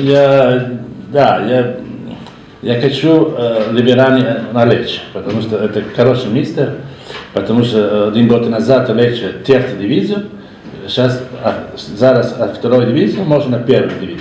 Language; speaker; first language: Russian; non-native, learner; Italian